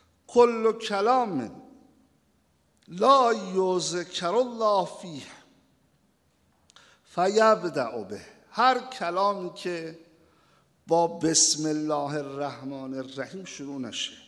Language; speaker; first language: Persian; native; Persian